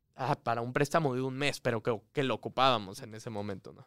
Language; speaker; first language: Spanish; native; Spanish